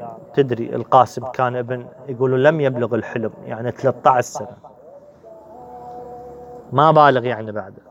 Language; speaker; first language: Arabic; native; Arabic